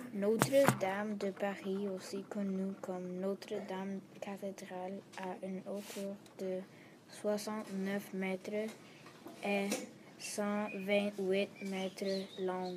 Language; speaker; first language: French; non-native, learner; English